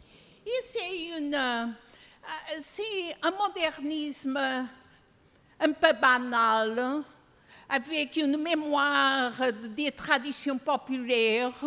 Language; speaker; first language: French; non-native, fluent; Portuguese